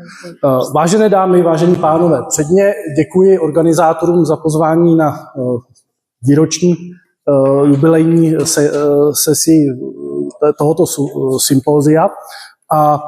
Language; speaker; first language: Czech; native; Czech